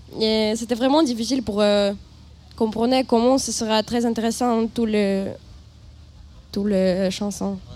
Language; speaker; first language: French; non-native, learner; Ukrainian